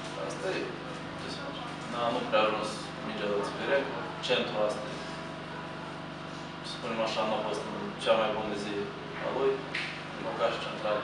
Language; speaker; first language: Romanian; non-native, local second language; Russian